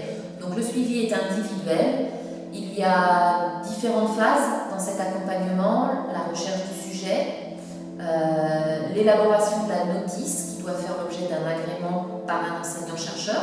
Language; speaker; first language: French; native; French